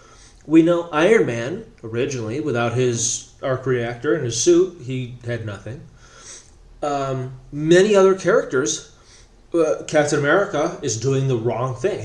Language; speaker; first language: English; native; English